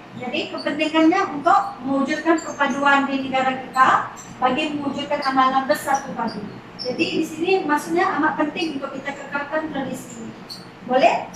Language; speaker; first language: Malay; native; Malay